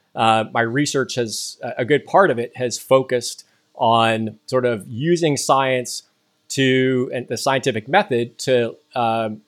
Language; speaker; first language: English; native; English